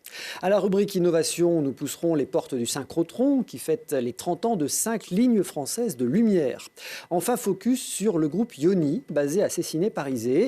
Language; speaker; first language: French; native; French